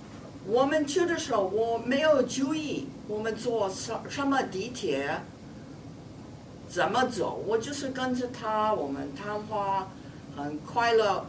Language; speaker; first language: Chinese; non-native, fluent; English